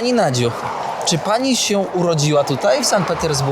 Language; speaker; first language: Polish; native; Polish